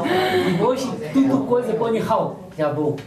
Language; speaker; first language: Portuguese; non-native, learner; Chinese